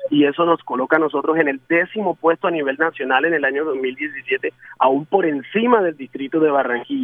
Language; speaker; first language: Spanish; native; Spanish